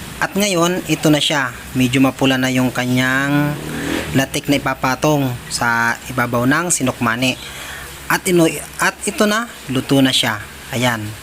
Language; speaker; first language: Filipino; native; Filipino